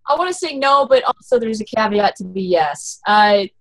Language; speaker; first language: English; native; English